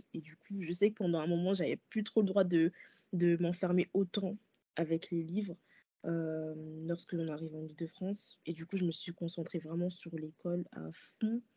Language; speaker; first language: French; early bilingual, other home language; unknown